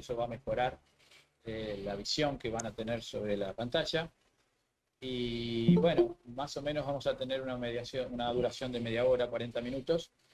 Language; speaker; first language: Spanish; native; Spanish